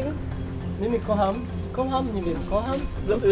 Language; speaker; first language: Polish; non-native, learner; Swahili